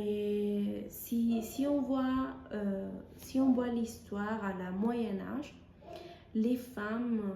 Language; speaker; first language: French; non-native, fluent; Spanish